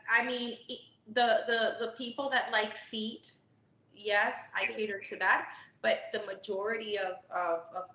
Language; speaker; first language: English; native; English